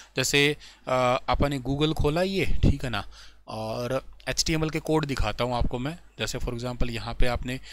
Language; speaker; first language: Hindi; native; Hindi